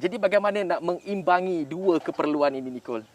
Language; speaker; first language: Malay; native; Malay